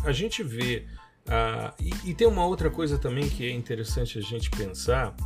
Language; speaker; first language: Portuguese; native; Portuguese